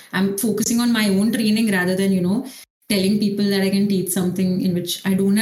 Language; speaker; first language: English; non-native, local second language; Hindi